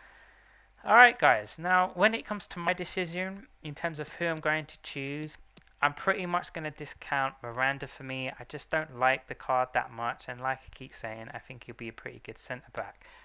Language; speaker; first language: English; native; English